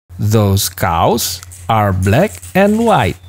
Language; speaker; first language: English; non-native, fluent; Indonesian